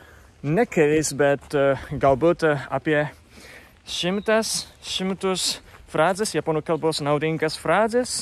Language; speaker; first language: Lithuanian; non-native, fluent; Japanese